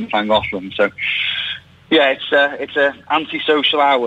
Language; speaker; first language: English; native; English